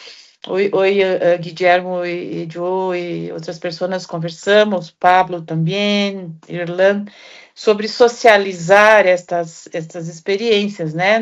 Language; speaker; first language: Portuguese; non-native, fluent; Spanish